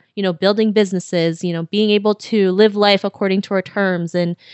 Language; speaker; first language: English; early bilingual, other home language; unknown